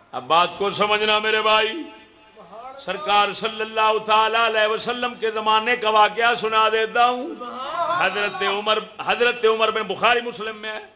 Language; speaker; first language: Urdu; native; Urdu